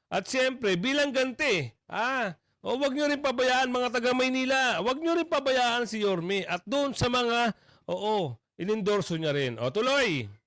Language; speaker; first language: Filipino; native; Filipino